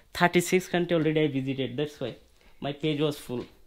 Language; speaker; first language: English; non-native, local second language; Bangla